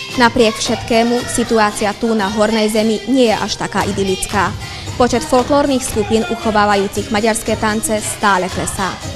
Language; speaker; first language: Slovak; non-native, local second language; Hungarian